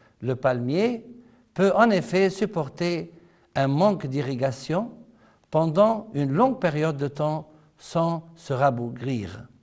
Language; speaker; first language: French; non-native, fluent; Arabic